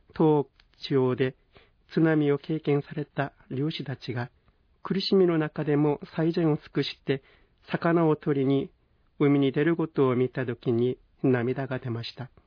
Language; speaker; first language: Japanese; non-native, fluent; Korean